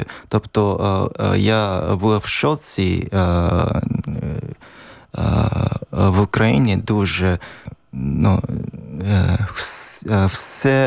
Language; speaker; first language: Ukrainian; non-native, learner; Japanese